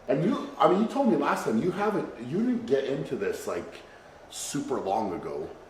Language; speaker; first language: English; native; English